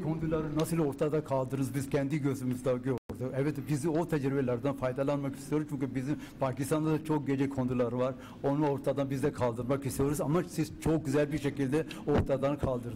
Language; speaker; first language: Turkish; non-native, fluent; Urdu